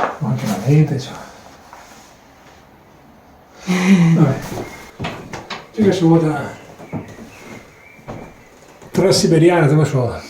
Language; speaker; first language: Chinese; non-native, fluent; Italian